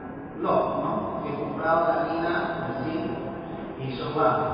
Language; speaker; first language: Spanish; non-native, learner; Chinese